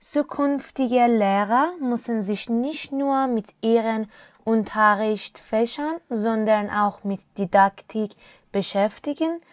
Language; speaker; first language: German; non-native, fluent; Persian